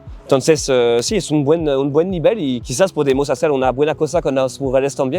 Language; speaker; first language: Spanish; non-native, learner; French